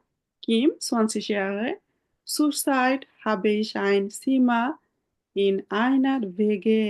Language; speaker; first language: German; non-native, fluent; Bangla